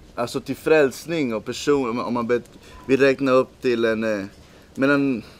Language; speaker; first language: Swedish; early bilingual, other home language; Spanish